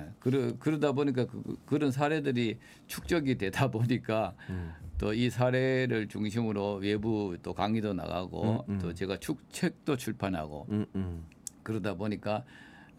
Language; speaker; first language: Korean; native; Korean